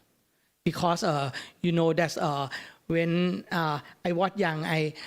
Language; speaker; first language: English; non-native, learner; Thai